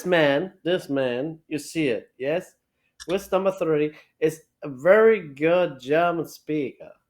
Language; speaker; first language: English; non-native, learner; German